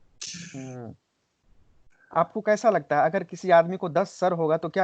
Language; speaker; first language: Hindi; native; Hindi